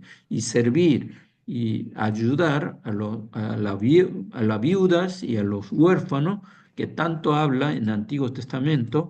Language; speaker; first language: Spanish; non-native, fluent; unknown